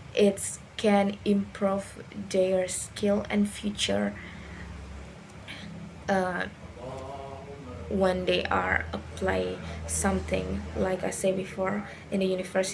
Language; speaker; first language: English; non-native, learner; Indonesian